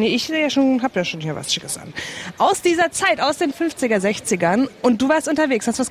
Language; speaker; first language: German; native; German